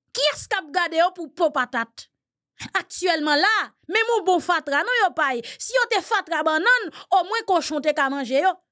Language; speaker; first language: Haitian Creole; native; Haitian Creole